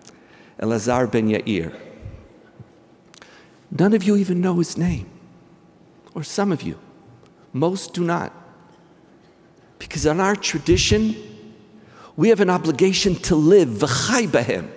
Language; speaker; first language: English; native; English